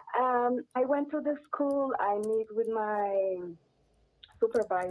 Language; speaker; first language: English; non-native, learner; Spanish